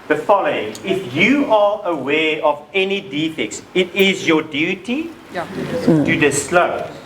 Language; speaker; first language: English; non-native, local second language; Afrikaans